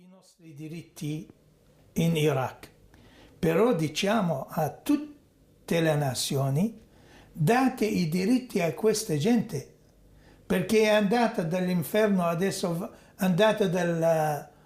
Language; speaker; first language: Italian; non-native, fluent; Arabic